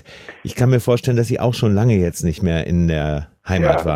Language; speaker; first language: German; native; German